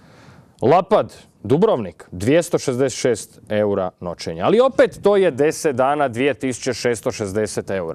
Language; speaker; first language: Croatian; native; Croatian